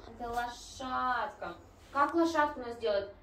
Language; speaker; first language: Russian; native; Russian